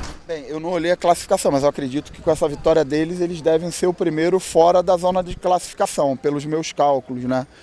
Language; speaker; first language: Portuguese; native; Portuguese